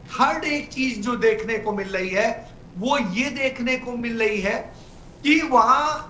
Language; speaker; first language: Hindi; native; Hindi